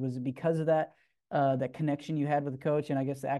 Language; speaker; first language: English; native; English